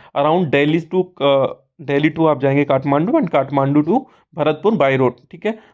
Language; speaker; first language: Hindi; native; Hindi